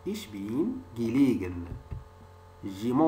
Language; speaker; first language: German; non-native, fluent; French